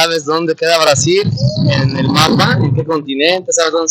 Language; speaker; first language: Spanish; non-native, fluent; Portuguese